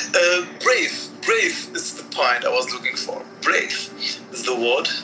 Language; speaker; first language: English; non-native, fluent; Arabic